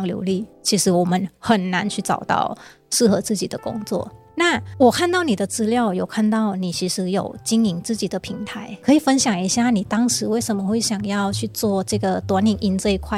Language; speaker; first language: Chinese; native; Chinese